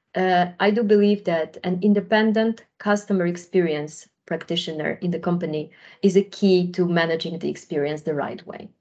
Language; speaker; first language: English; non-native, fluent; Polish